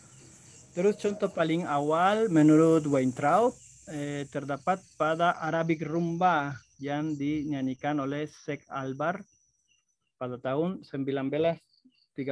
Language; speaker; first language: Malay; non-native, fluent; Spanish